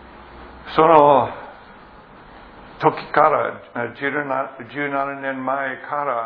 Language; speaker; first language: Japanese; non-native, fluent; English